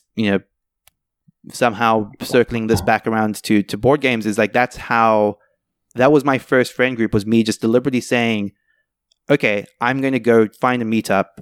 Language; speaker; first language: English; native; English